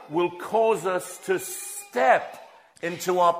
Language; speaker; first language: English; native; English